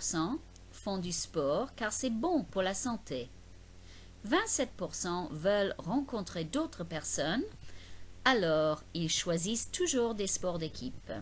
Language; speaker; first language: French; non-native, fluent; English